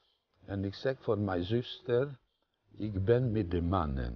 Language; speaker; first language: Dutch; non-native, fluent; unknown